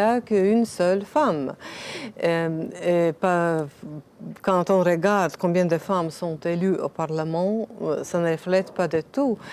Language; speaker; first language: French; non-native, fluent; Latvian